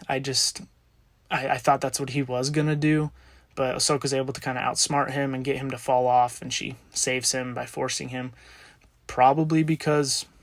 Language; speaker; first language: English; native; English